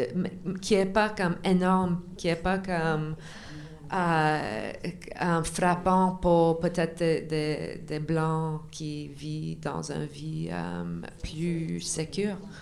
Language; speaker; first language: French; non-native, local second language; English